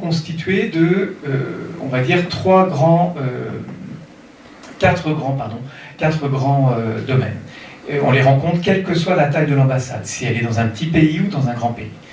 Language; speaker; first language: French; native; French